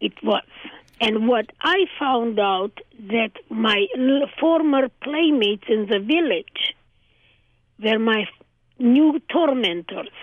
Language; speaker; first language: English; non-native, fluent; Hungarian